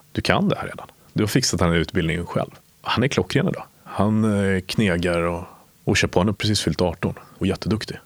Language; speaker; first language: Swedish; native; Swedish